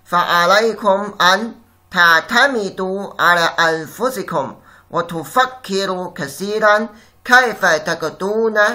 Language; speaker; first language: Arabic; non-native, fluent; Chinese